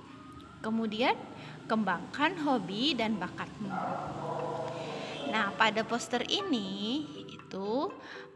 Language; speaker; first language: Indonesian; native; Indonesian